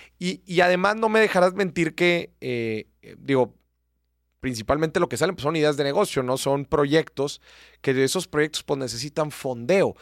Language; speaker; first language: Spanish; native; Spanish